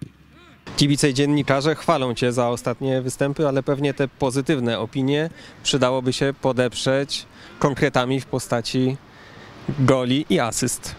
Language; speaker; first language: Polish; native; Polish